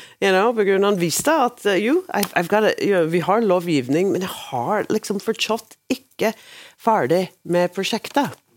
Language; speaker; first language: Norwegian; non-native, fluent; English